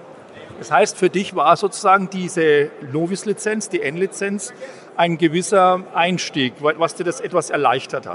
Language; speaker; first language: German; native; German